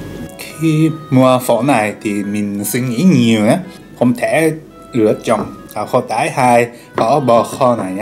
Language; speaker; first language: Vietnamese; non-native, learner; Japanese